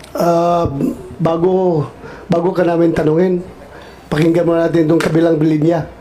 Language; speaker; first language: Filipino; non-native, local second language; Cebuano